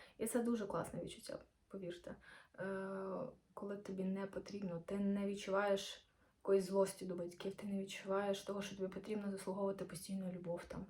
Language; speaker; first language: Ukrainian; non-native, local second language; Russian